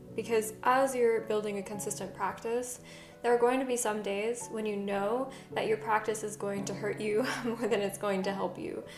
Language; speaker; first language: English; native; English